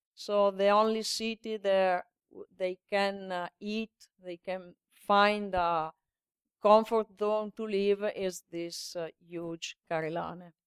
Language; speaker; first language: English; non-native, learner; Italian